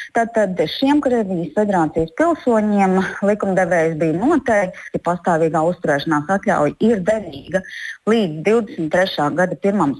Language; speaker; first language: Latvian; native; Latvian